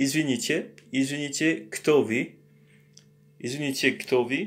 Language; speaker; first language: Russian; non-native, learner; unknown